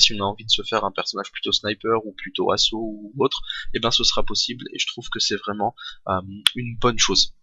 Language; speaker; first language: French; native; French